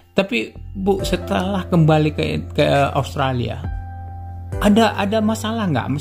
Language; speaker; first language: Indonesian; native; Indonesian